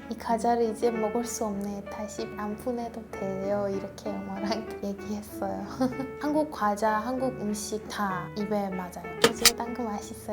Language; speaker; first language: Korean; non-native, fluent; Persian